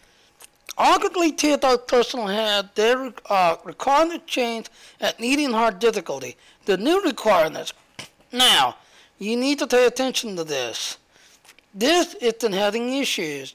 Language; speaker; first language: English; native; English